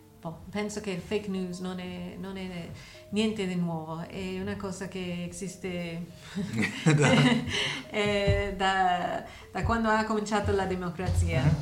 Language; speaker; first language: Italian; non-native, learner; English